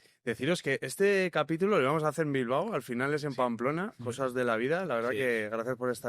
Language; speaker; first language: Spanish; native; Spanish